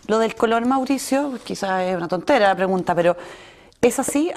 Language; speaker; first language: Spanish; native; Spanish